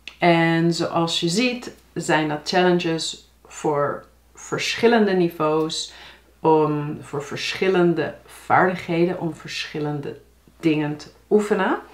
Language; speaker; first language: Dutch; native; Dutch